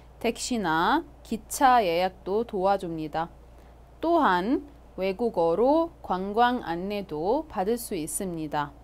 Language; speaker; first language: Korean; non-native, fluent; Arabic